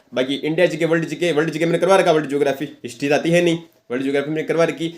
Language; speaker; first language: Hindi; native; Hindi